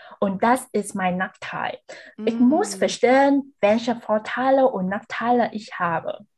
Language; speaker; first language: German; non-native, learner; Vietnamese